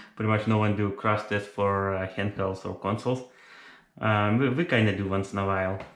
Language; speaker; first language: English; non-native, fluent; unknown